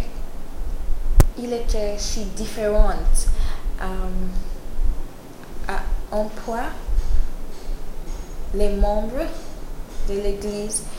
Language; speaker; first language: French; non-native, learner; English